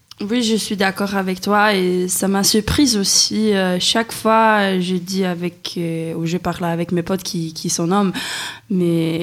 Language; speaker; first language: French; non-native, fluent; Swedish